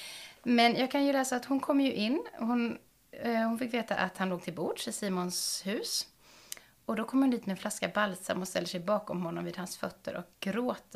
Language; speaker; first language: Swedish; native; Swedish